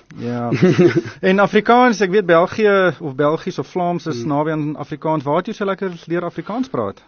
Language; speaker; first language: Afrikaans; native; Afrikaans